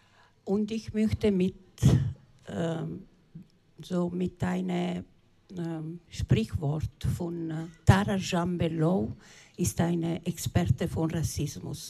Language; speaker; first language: German; non-native, learner; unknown